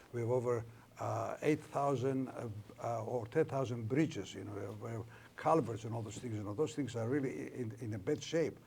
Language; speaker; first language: English; non-native, fluent; Greek